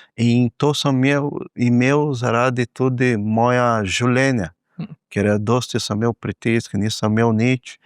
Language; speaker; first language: Slovenian; non-native, fluent; Portuguese